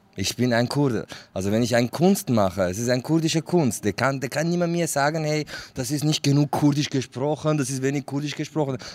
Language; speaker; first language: German; non-native, fluent; Kurdish